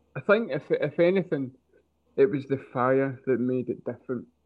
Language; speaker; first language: English; native; English